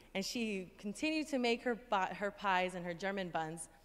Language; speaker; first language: English; native; English